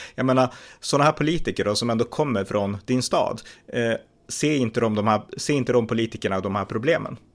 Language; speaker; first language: Swedish; native; Swedish